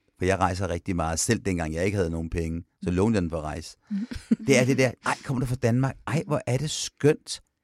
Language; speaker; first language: Danish; early bilingual, other home language; Persian